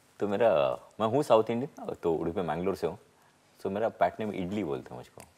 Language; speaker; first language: Hindi; non-native, local second language; Tulu